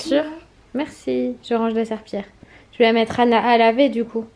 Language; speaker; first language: French; native; French